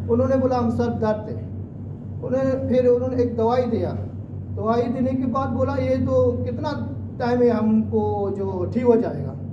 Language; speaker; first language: Hindi; non-native, fluent; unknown